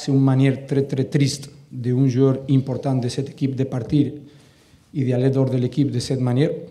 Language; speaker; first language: French; non-native, learner; Catalan